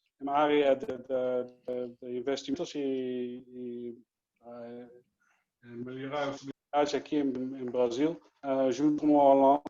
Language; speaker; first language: Portuguese; non-native, learner; Dutch